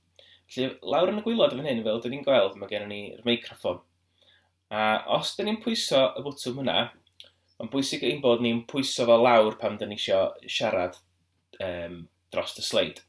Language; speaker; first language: Welsh; native; Welsh